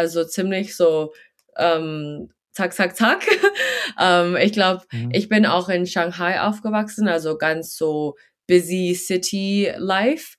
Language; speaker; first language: German; early bilingual, heritage; German